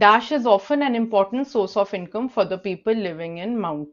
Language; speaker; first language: English; non-native, local second language; Hindi